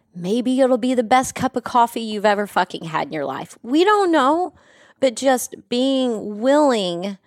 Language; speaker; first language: English; native; English